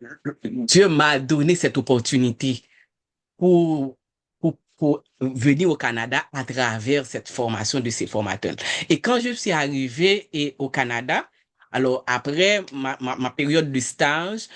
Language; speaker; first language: French; non-native, local second language; Haitian Creole